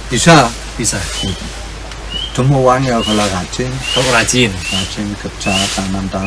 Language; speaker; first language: Indonesian; non-native, fluent; German